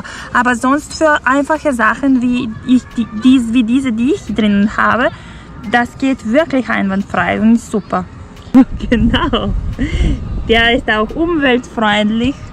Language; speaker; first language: German; non-native, fluent; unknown